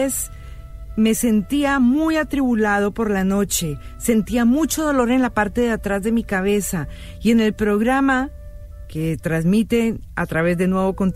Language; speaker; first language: Spanish; native; Spanish